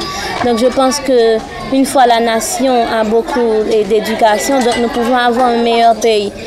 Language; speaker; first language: French; non-native, local second language; Haitian Creole